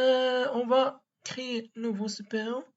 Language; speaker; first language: French; non-native, local second language; Arabic